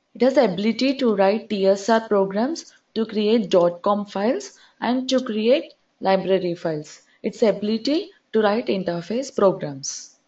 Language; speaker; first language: English; non-native, local second language; Telugu